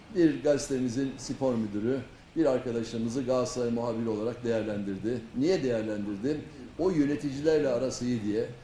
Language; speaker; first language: Turkish; native; Turkish